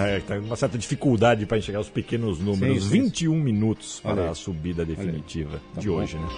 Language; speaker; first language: Portuguese; native; Portuguese